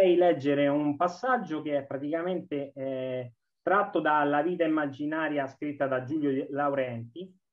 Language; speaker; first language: Italian; native; Italian